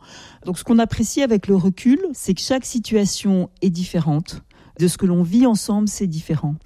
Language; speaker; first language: French; native; French